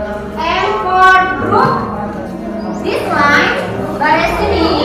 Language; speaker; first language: English; non-native, learner; Indonesian